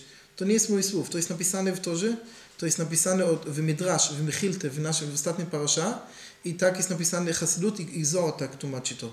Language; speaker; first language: Polish; non-native, learner; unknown